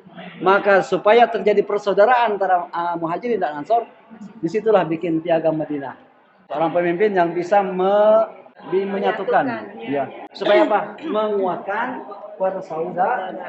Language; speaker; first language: Indonesian; non-native, local second language; Sundanese